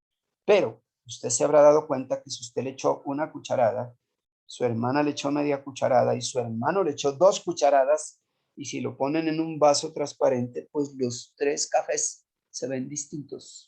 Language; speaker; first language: Spanish; native; Spanish